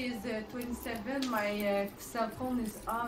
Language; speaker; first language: English; non-native, learner; French